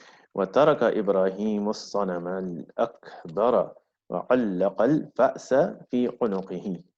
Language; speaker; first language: Arabic; non-native, fluent; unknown